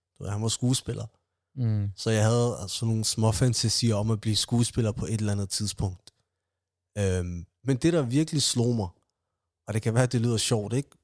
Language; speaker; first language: Danish; early bilingual, other home language; Somali